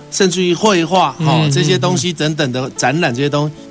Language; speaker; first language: Min Nan Chinese; native; Min Nan Chinese